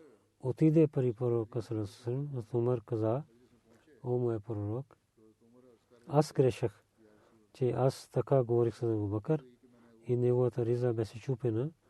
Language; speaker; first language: Bulgarian; non-native, learner; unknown